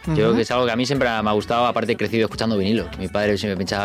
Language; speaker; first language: Spanish; native; Spanish